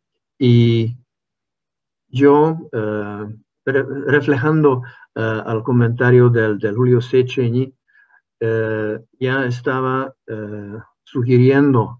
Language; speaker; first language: Spanish; non-native, fluent; Hungarian